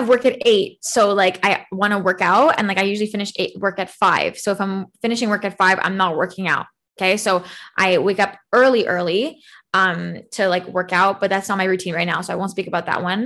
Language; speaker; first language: English; native; English